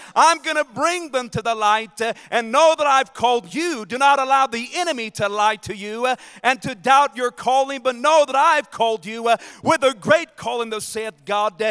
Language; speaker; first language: English; native; English